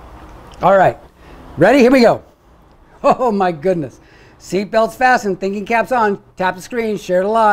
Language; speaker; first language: English; native; English